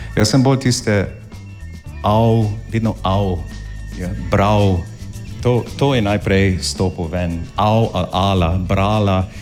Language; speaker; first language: Slovenian; non-native, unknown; English